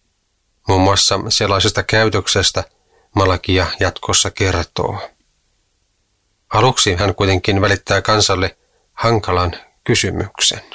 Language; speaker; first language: Finnish; native; Finnish